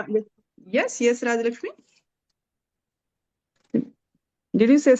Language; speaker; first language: English; non-native, learner; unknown